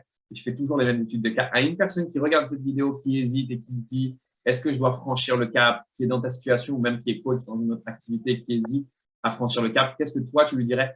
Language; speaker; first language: French; native; French